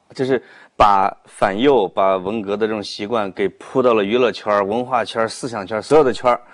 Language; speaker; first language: Chinese; native; Chinese